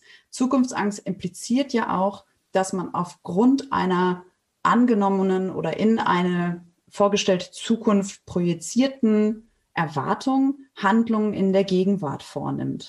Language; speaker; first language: German; native; German